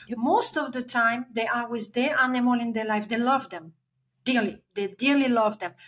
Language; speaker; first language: English; non-native, fluent; French